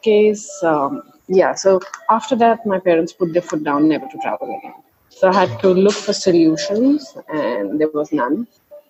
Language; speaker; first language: English; non-native, local second language; Hindi